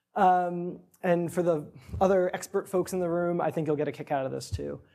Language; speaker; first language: English; native; English